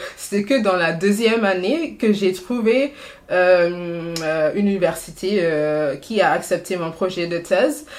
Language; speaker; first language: French; non-native, fluent; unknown